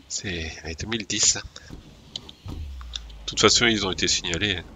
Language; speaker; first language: French; native; French